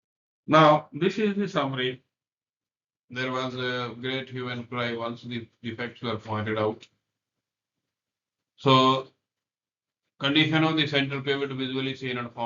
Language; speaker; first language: English; non-native, local second language; Hindi